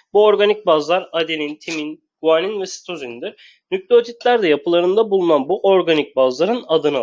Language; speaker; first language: Turkish; native; Turkish